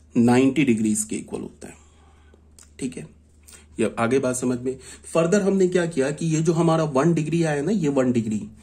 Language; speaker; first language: Hindi; native; Hindi